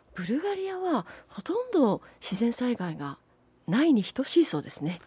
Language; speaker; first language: Japanese; native; Japanese